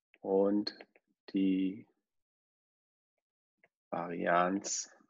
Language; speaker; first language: German; non-native, fluent; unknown